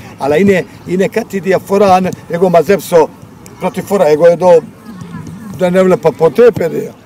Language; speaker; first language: Greek; non-native, learner; Bosnian